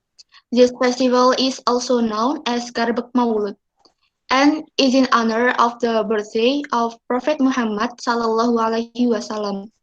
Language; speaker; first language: English; non-native, learner; Indonesian